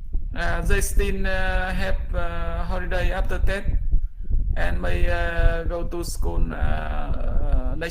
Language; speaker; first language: English; non-native, learner; Vietnamese